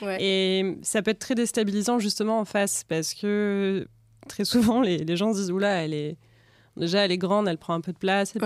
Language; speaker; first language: French; native; French